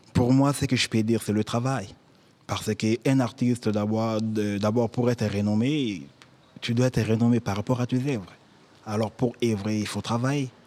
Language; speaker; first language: French; non-native, local second language; Lingala